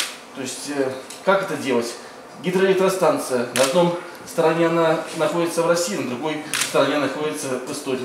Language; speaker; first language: Russian; native; Russian